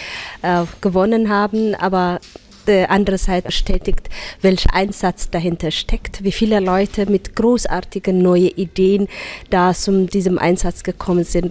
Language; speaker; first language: German; non-native, fluent; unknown